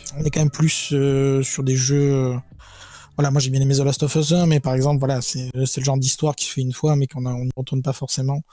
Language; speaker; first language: French; native; French